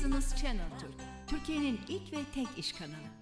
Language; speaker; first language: Turkish; non-native, learner; Persian